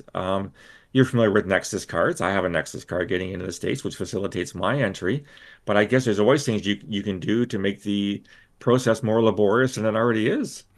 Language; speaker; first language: English; native; English